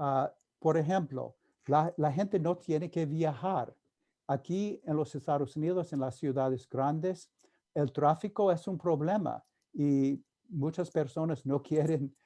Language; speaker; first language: Spanish; non-native, fluent; English